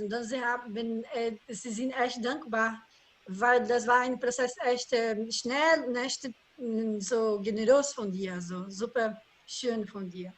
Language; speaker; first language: German; non-native, learner; Portuguese